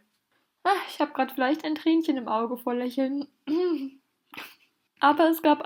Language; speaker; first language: German; native; German